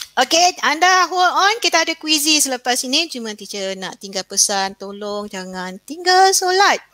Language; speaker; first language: Malay; native; Malay